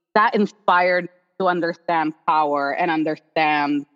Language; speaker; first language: English; non-native, local second language; Spanish